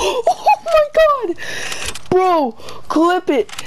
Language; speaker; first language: English; native; English